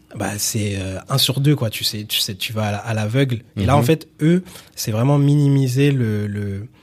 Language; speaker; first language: French; native; French